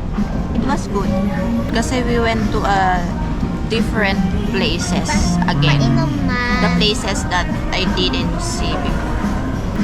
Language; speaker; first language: English; non-native, local second language; Filipino